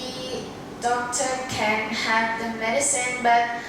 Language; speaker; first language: English; non-native, learner; Vietnamese